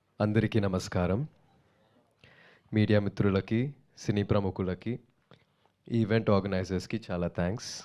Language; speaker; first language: Telugu; non-native, learner; Tamil